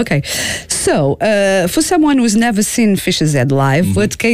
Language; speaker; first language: English; non-native, fluent; Portuguese